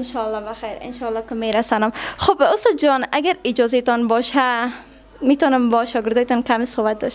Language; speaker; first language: Persian; native; Persian